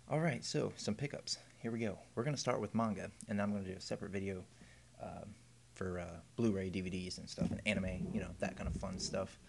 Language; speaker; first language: English; native; English